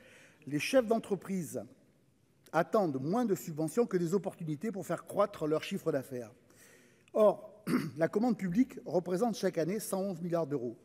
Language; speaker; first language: French; native; French